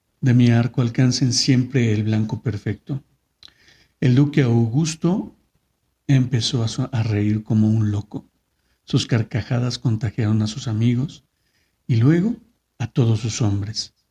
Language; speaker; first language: Spanish; native; Spanish